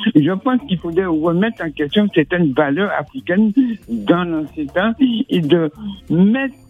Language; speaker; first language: French; native; French